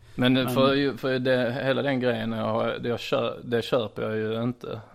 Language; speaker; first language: Swedish; native; Swedish